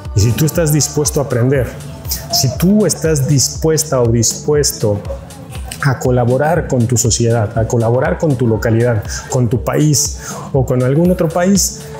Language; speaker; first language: Spanish; native; Spanish